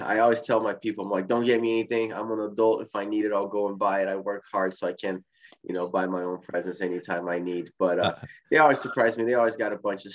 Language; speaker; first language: English; early bilingual, other home language; Portuguese